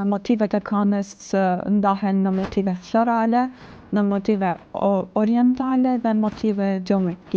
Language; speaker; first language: Albanian; native; Albanian